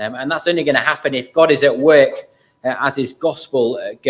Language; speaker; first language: English; native; English